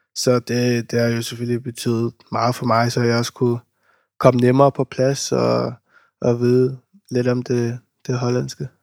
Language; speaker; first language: Danish; early bilingual, other home language; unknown